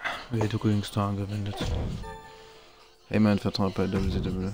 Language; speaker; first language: German; native; German